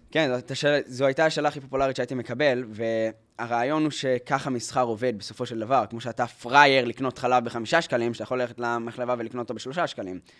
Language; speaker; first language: Hebrew; native; Hebrew